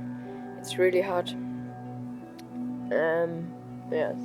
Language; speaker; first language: English; non-native, learner; German